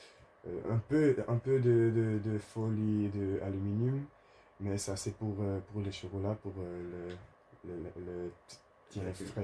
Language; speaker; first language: French; non-native, learner; Dutch